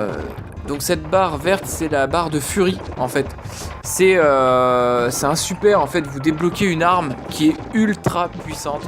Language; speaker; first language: French; native; French